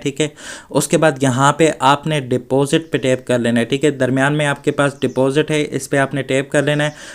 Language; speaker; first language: Urdu; non-native, local second language; Punjabi